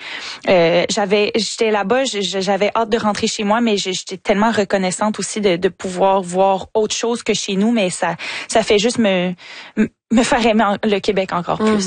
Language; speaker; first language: French; native; French